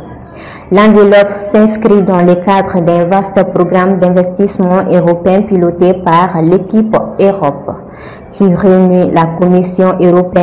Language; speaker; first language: French; non-native, local second language; Bambara